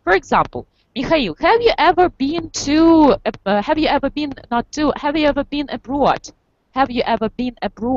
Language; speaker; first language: English; non-native, fluent; Russian